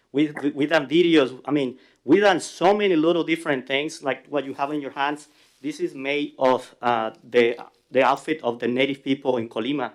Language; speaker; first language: English; non-native, fluent; Spanish